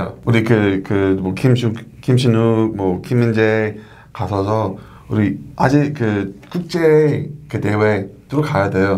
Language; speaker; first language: Korean; non-native, learner; English